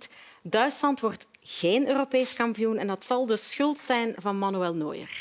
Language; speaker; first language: Dutch; native; Dutch